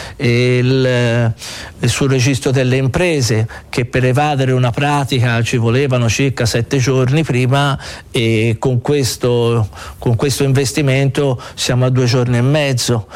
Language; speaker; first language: Italian; native; Italian